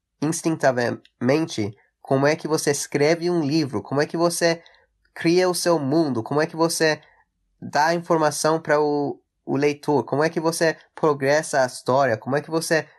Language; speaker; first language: Portuguese; early bilingual, heritage; English